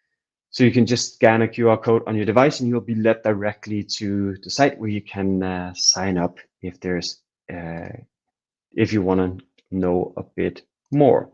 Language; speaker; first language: English; non-native, fluent; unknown